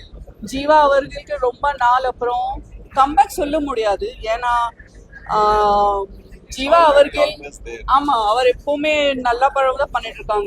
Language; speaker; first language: Tamil; non-native, fluent; Gujarati